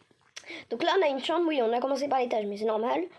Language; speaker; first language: French; native; French